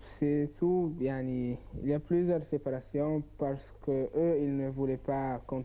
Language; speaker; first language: French; non-native, learner; Arabic